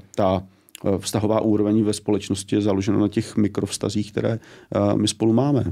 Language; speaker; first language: Czech; native; Czech